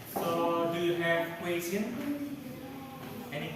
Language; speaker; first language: English; non-native, learner; Indonesian